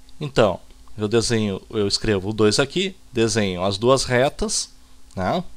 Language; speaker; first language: Portuguese; native; Portuguese